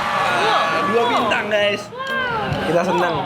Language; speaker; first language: Indonesian; native; Indonesian